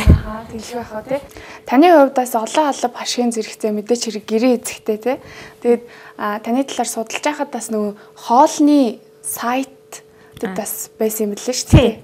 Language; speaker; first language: Mongolian; native; Mongolian